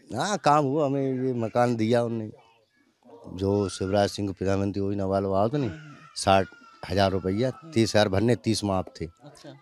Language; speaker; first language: Hindi; native; Hindi